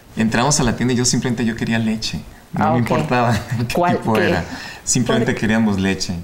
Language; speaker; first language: Spanish; native; Spanish